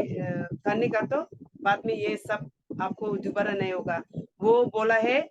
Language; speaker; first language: Hindi; non-native, local second language; Garo